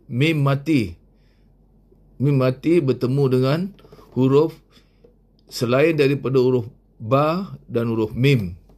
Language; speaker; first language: Malay; native; Malay